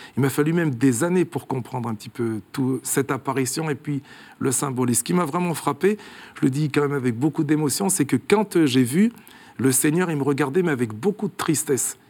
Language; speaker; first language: French; early bilingual, other home language; Kabuverdianu